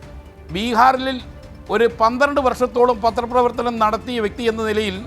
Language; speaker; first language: Malayalam; native; Malayalam